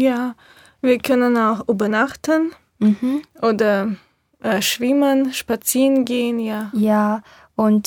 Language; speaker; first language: German; non-native, learner; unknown